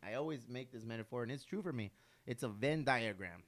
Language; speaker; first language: English; early bilingual, other home language; Spanish